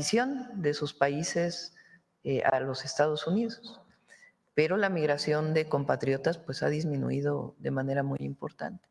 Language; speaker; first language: Spanish; native; Spanish